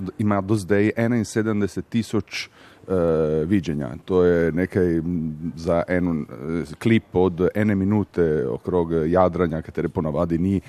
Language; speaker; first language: Slovenian; non-native, local second language; Italian